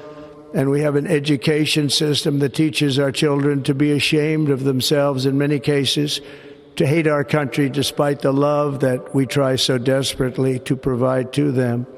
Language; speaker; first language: English; native; English